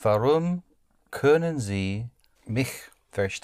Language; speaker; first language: German; non-native, learner; English